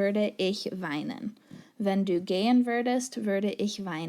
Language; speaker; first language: German; non-native, fluent; English